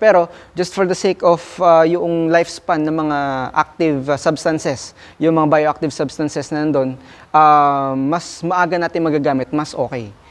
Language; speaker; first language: Filipino; non-native, local second language; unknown